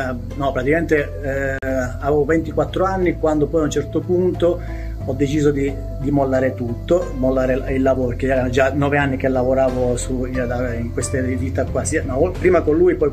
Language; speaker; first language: Italian; native; Italian